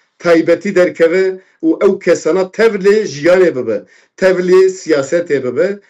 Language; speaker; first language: Kurdish; native; Kurdish